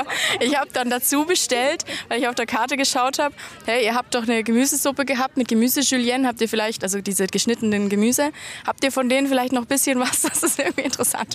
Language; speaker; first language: German; native; German